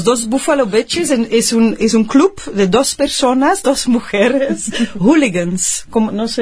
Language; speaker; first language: Spanish; non-native, fluent; Dutch